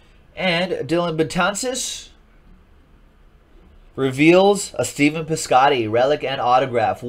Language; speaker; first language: English; native; English